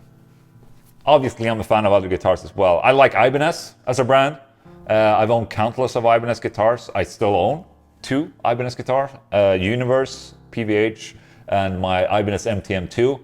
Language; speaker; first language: English; non-native, fluent; Swedish